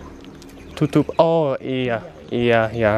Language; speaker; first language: Indonesian; non-native, learner; English